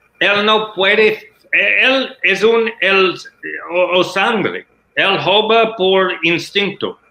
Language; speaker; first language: Spanish; non-native, learner; English